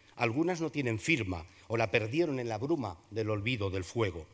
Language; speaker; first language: Spanish; native; Spanish